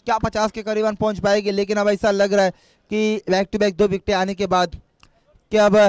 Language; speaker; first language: Hindi; non-native, local second language; Marathi